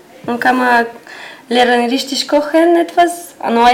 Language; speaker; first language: German; non-native, learner; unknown